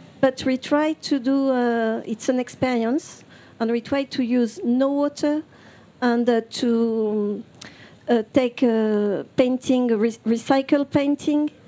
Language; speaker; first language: English; non-native, fluent; French